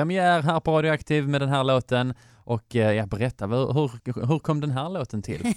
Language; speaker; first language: Swedish; native; Swedish